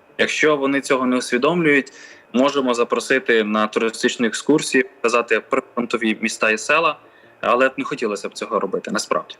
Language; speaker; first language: Ukrainian; native; Ukrainian